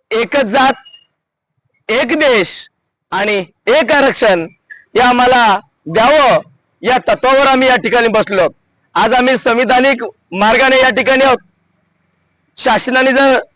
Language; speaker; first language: Marathi; non-native, local second language; Lambadi